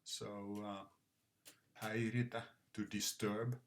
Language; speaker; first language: Finnish; non-native, fluent; English